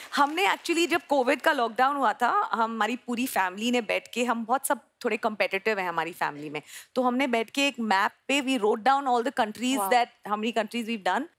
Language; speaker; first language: Hindi; native; Hindi